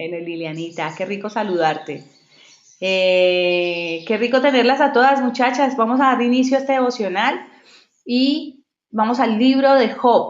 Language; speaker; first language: Spanish; native; Spanish